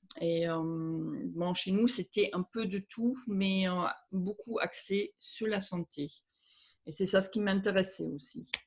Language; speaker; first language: French; non-native, fluent; German